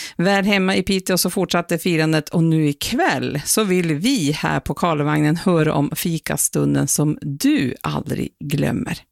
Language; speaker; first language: Swedish; native; Swedish